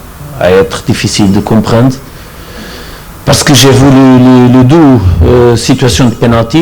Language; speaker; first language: French; non-native, fluent; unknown